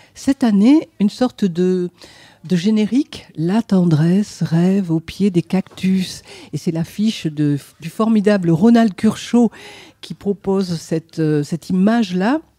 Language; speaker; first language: French; native; French